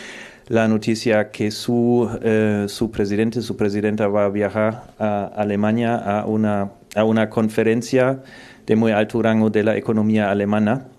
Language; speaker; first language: Spanish; non-native, fluent; German